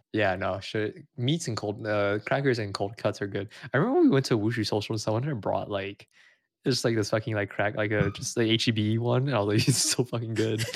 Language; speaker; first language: English; early bilingual, other home language; Vietnamese